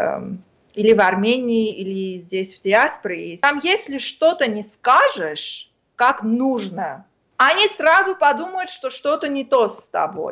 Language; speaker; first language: Russian; non-native, fluent; Armenian